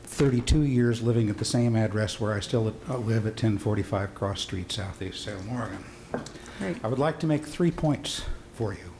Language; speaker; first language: English; native; English